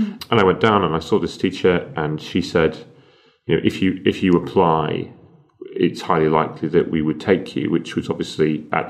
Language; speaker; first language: English; native; English